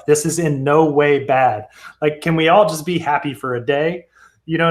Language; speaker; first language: English; native; English